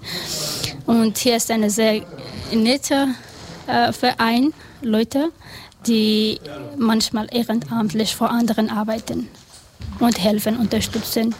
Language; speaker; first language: German; non-native, learner; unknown